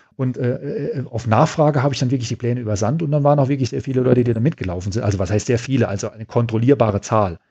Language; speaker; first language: German; native; German